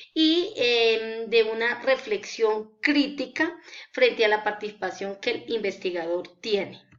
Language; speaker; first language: Spanish; native; Spanish